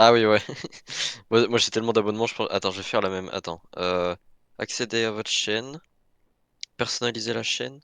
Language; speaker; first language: French; native; French